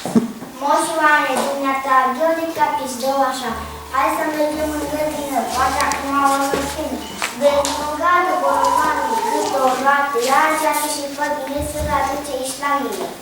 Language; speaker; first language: Romanian; native; Romanian